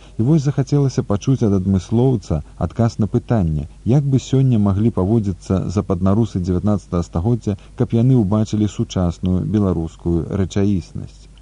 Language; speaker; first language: Belarusian; native; Belarusian